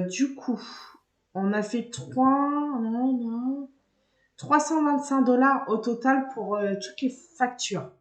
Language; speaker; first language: French; native; French